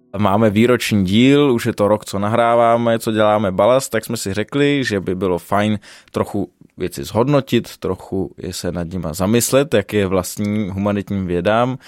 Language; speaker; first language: Czech; native; Czech